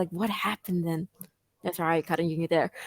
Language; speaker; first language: English; non-native, fluent; Khmer